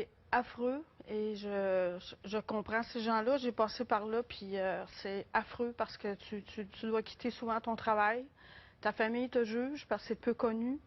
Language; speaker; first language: French; native; French